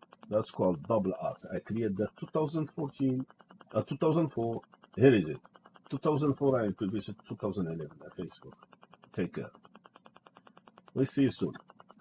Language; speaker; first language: English; non-native, learner; Arabic